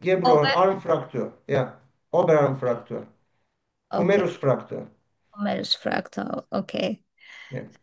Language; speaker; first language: German; non-native, learner; Turkish